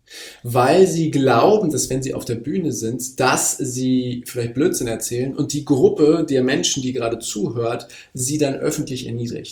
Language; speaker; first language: German; native; German